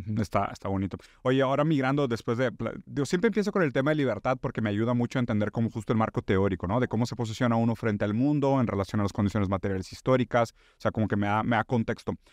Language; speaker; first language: Spanish; non-native, fluent; Portuguese